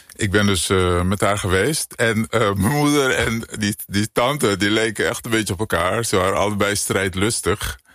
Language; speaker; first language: Dutch; native; Dutch